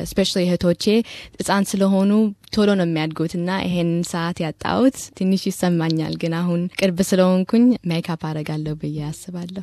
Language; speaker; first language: Amharic; early bilingual, heritage; Amharic